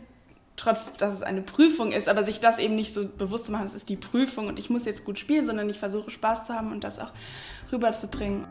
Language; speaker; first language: German; native; German